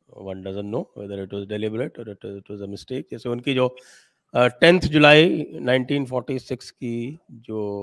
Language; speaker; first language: Hindi; native; Hindi